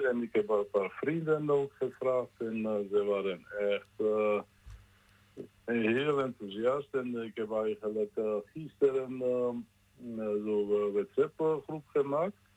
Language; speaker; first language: Dutch; non-native, learner; Georgian